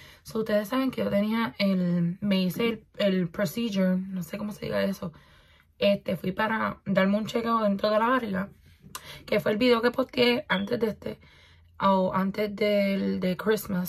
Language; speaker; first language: Spanish; early bilingual, heritage; Spanish